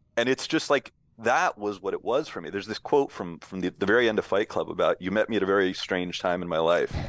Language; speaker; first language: English; native; English